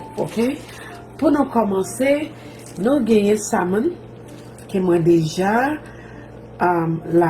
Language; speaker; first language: French; non-native, local second language; Haitian Creole